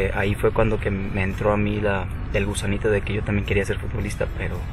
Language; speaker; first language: Spanish; native; Spanish